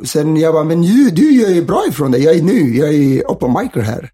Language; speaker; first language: Swedish; early bilingual, other home language; Somali